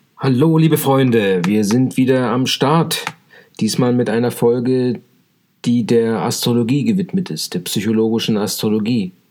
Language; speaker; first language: German; native; German